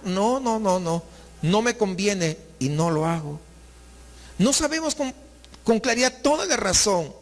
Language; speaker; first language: Spanish; native; Spanish